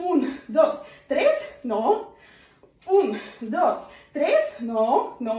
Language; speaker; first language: Spanish; non-native, learner; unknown